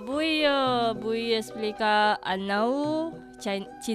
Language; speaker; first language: Catalan; non-native, learner; Indonesian